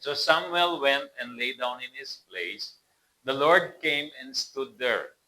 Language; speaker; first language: English; non-native, local second language; Filipino